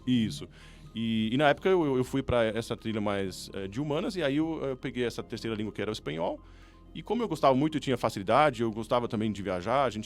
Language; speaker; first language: Portuguese; non-native, fluent; German